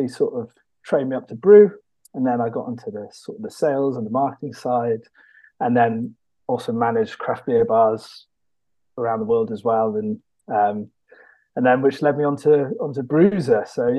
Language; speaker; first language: English; native; English